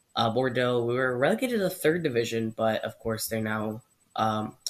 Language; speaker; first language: English; native; English